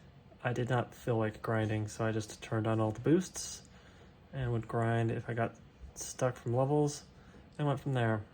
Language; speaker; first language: English; native; English